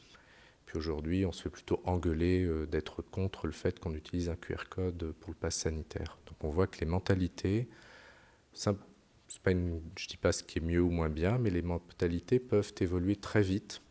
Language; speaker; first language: French; native; French